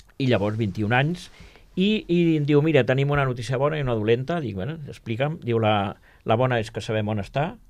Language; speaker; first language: Catalan; native; Catalan